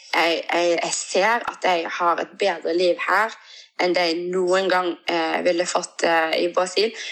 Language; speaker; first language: Norwegian; early bilingual, other home language; Portuguese